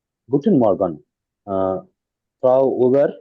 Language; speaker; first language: German; non-native, learner; Bangla